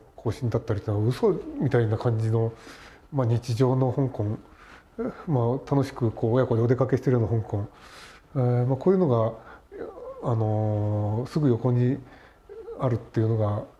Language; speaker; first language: Japanese; native; Japanese